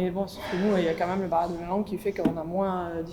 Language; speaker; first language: French; native; French